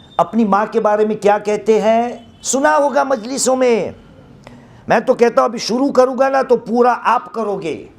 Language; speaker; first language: Urdu; non-native, local second language; Gujarati